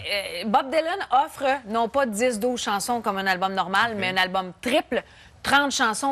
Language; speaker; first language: French; native; French